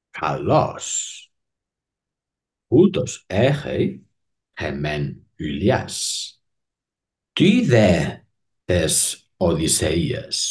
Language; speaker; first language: Greek; non-native, learner; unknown